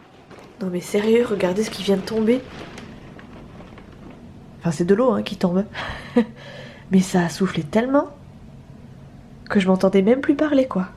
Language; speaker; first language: French; native; French